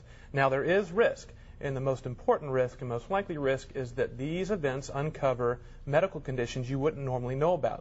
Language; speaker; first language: English; native; English